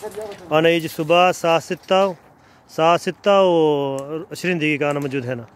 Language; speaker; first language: Arabic; non-native, learner; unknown